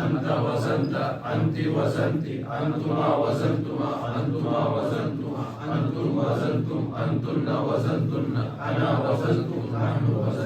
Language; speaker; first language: Arabic; non-native, learner; Urdu